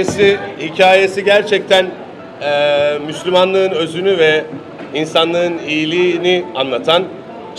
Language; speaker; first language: Turkish; native; Turkish